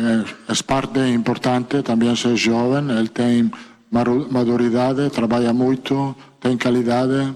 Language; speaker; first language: Portuguese; non-native, fluent; Italian